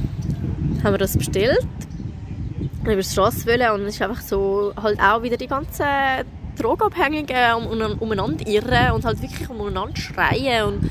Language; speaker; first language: German; native; German